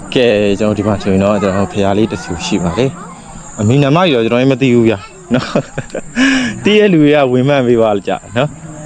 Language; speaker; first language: Burmese; native; Burmese